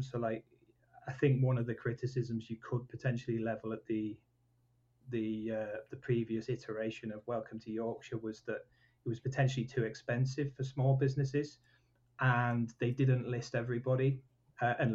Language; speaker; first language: English; native; English